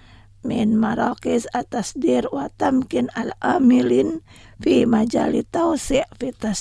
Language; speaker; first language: Arabic; non-native, fluent; Indonesian